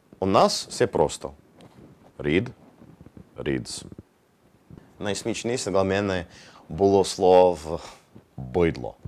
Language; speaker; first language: Ukrainian; non-native, learner; English